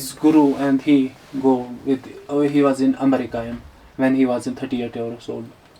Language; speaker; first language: English; non-native, learner; Hindi